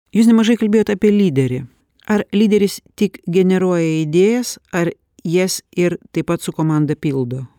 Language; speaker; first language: Lithuanian; native; Lithuanian